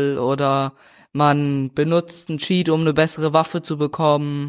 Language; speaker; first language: German; native; German